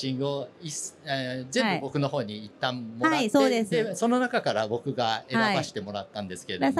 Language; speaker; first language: Japanese; native; Japanese